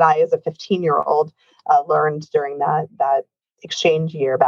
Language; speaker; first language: English; native; English